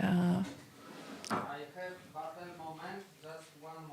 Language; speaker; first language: English; non-native, learner; Polish